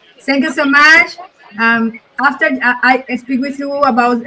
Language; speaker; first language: English; non-native, learner; Spanish